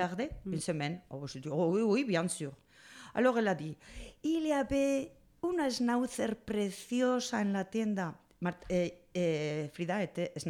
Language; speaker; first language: French; non-native, learner; Spanish